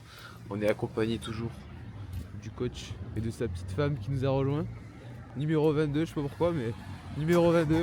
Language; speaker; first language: French; native; French